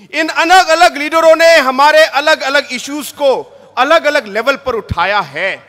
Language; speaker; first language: Hindi; non-native, local second language; Garo